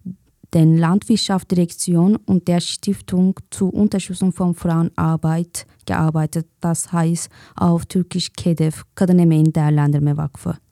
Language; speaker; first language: German; non-native, fluent; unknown